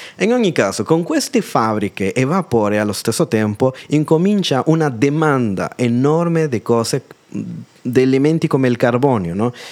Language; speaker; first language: Italian; non-native, fluent; Spanish